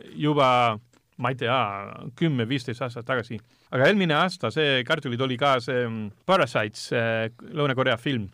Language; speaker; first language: Estonian; non-native, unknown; Spanish